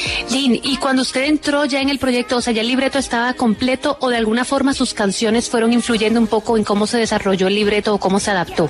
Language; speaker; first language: Spanish; native; Spanish